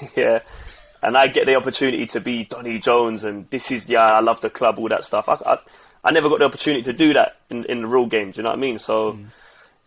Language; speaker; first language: English; native; English